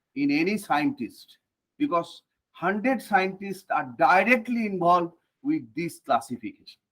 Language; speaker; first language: English; non-native, local second language; Bangla